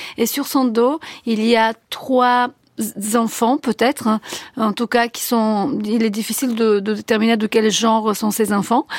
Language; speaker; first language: French; non-native, fluent; Bulgarian